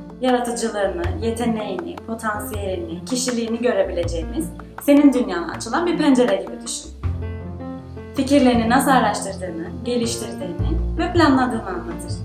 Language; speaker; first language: Turkish; native; Turkish